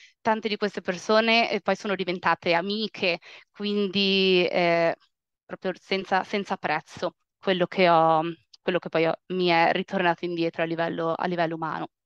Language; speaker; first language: Italian; native; Italian